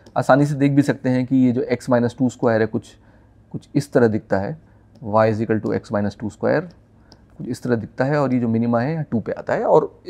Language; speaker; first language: Hindi; native; Hindi